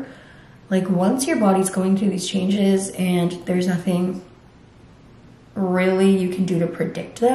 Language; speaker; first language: English; native; English